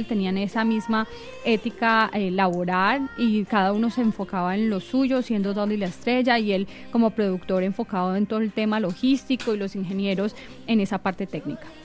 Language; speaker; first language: Spanish; native; Spanish